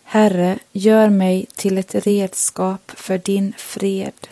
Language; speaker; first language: Swedish; native; Swedish